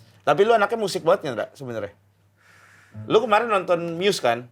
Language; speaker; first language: Indonesian; native; Indonesian